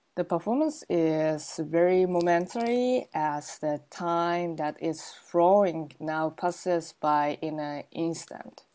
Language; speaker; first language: English; non-native, learner; Japanese